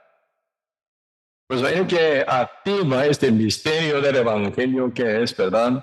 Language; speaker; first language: Spanish; non-native, learner; Korean